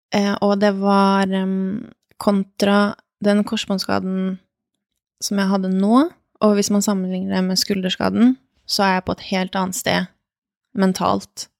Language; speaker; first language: Norwegian; early bilingual, other home language; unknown